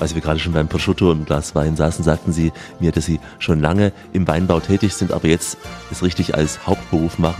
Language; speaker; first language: German; native; German